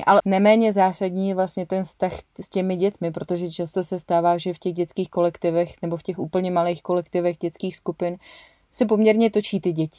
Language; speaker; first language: Czech; native; Czech